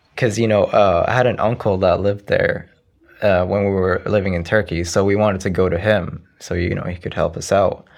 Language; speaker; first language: English; early bilingual, other home language; Arabic